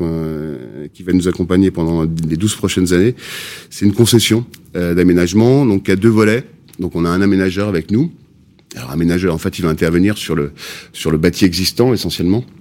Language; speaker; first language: French; native; French